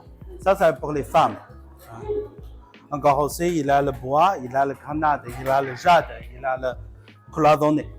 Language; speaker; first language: French; non-native, learner; Chinese